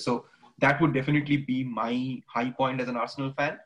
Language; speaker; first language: English; non-native, local second language; Bangla